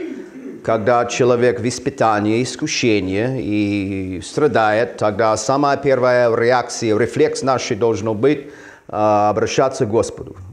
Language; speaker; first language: Russian; non-native, fluent; English